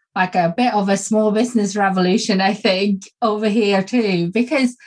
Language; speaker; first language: English; non-native, fluent; Swedish